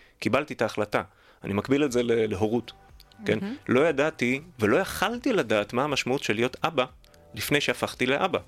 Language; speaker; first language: Hebrew; native; Hebrew